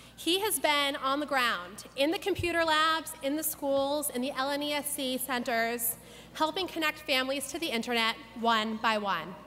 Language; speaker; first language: English; native; English